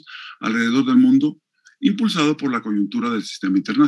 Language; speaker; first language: Spanish; native; Spanish